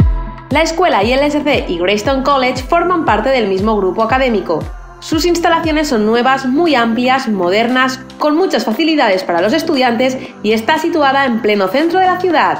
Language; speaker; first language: Spanish; native; Spanish